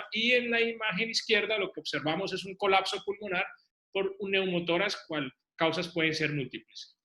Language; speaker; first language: Spanish; native; Spanish